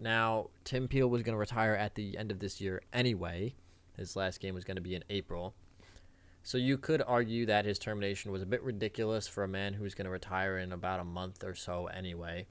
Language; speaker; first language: English; native; English